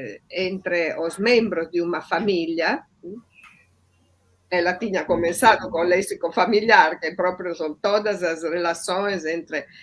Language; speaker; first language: Portuguese; non-native, fluent; Italian